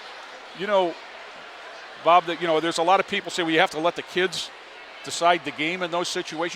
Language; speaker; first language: English; native; English